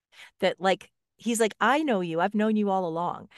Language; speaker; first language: English; native; English